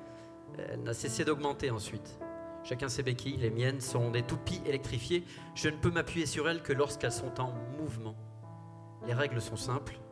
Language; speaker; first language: French; native; French